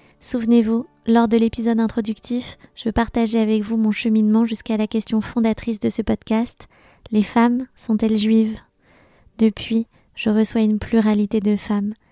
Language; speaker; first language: French; native; French